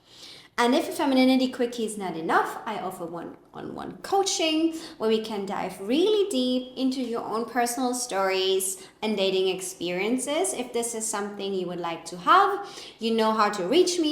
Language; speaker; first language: English; non-native, fluent; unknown